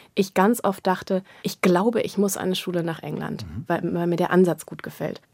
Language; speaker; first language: German; native; German